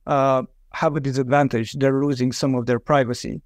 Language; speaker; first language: English; non-native, fluent; Romanian